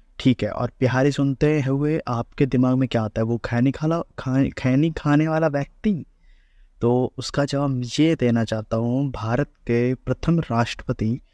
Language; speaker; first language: Hindi; native; Hindi